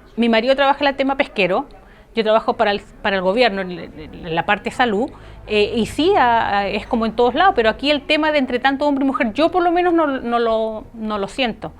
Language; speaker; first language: Spanish; native; Spanish